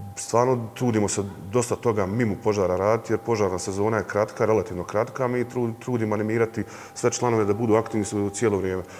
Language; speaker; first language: Croatian; native; Croatian